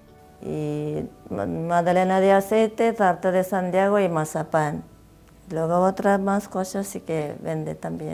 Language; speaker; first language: Spanish; non-native, learner; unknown